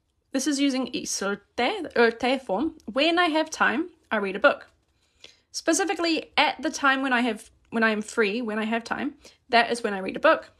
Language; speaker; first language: English; native; English